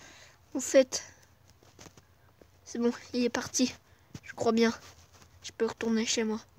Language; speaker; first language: French; native; French